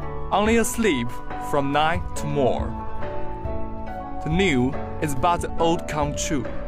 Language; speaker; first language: English; non-native, fluent; Chinese